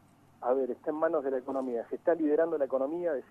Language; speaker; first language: Spanish; native; Spanish